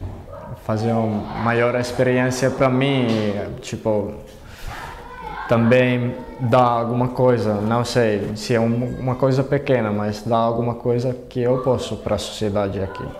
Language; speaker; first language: Portuguese; non-native, fluent; Finnish